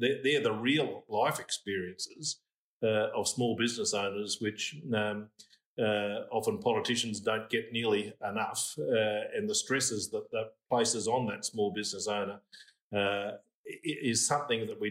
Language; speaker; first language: English; native; English